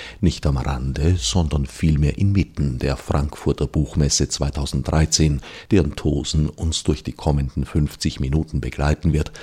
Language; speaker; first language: German; native; German